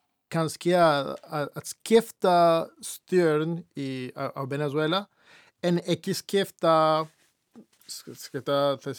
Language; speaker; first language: Icelandic; non-native, fluent; Spanish